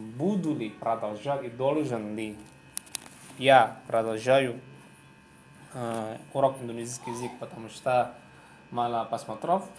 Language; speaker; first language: Russian; non-native, learner; Javanese